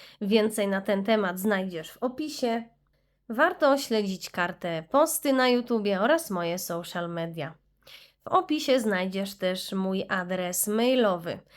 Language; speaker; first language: Polish; native; Polish